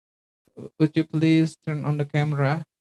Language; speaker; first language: English; non-native, fluent; Indonesian